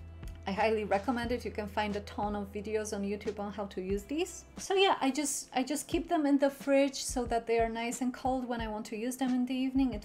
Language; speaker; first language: English; non-native, fluent; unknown